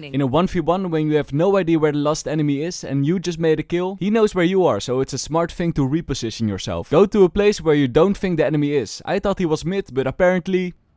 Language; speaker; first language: English; non-native, fluent; Dutch